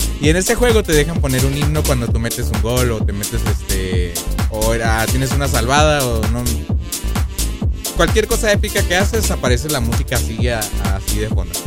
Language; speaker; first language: Spanish; native; Spanish